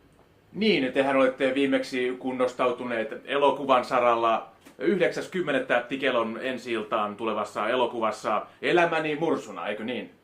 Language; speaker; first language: Finnish; native; Finnish